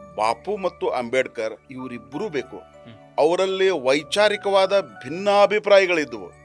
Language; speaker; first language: Kannada; native; Kannada